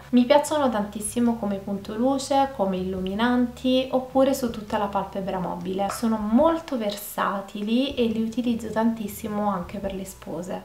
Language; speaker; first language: Italian; native; Italian